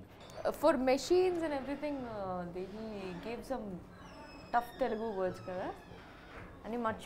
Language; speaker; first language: Telugu; non-native, learner; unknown